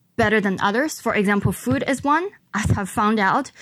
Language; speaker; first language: English; non-native, local second language; Chinese